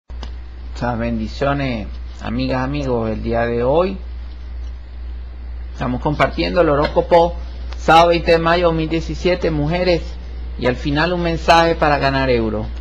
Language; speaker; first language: Spanish; native; Spanish